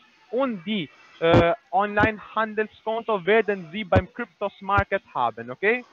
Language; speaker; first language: German; non-native, learner; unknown